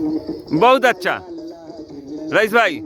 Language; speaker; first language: Hindi; non-native, local second language; Bangla